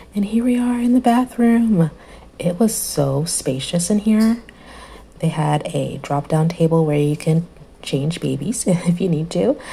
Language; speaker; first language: English; native; English